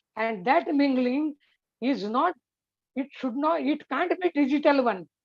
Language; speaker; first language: English; non-native, local second language; Hindi